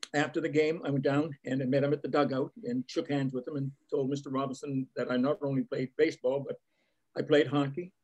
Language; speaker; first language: English; native; English